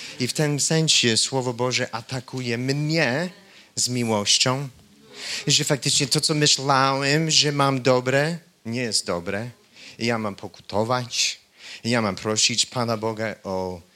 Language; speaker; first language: Polish; non-native, fluent; English